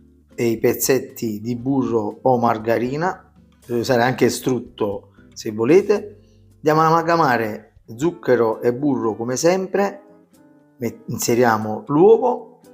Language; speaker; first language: Italian; native; Italian